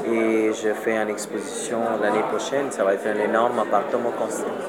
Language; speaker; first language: French; non-native, learner; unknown